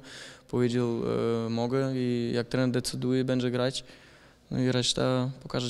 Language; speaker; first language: Polish; non-native, learner; German